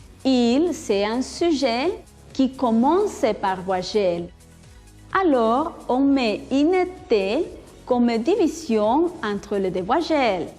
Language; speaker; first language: French; non-native, fluent; Spanish